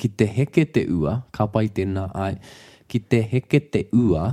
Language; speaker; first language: Māori; non-native, local second language; English